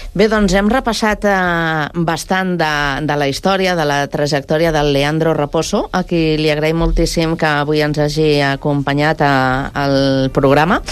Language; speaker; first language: Catalan; native; Catalan